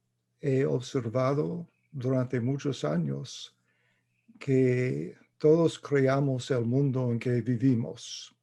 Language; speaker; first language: Spanish; non-native, fluent; English